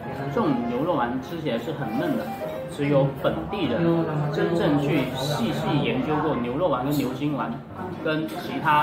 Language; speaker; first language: Chinese; non-native, local second language; Min Nan Chinese